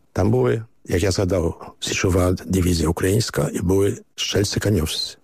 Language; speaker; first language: Ukrainian; early bilingual, heritage; Ukrainian